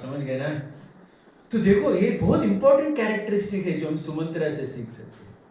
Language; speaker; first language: Hindi; non-native, local second language; Tamil